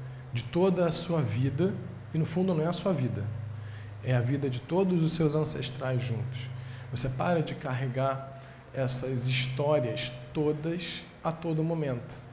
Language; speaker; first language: Portuguese; native; Portuguese